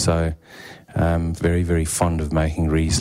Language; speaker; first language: English; native; English